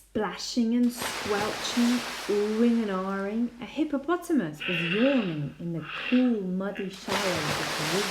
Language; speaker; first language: English; non-native, fluent; Spanish